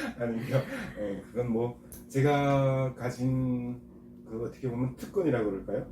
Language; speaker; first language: Korean; native; Korean